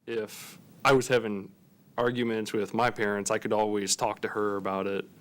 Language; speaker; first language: English; native; English